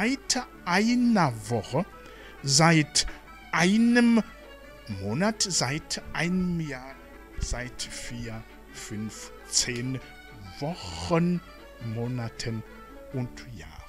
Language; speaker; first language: German; non-native, fluent; Rundi